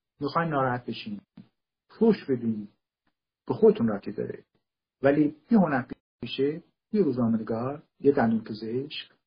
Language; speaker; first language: Persian; non-native, local second language; Kurdish